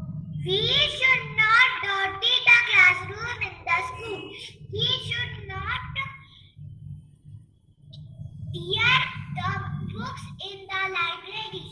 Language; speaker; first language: English; non-native, learner; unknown